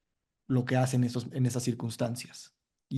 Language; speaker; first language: Spanish; native; Spanish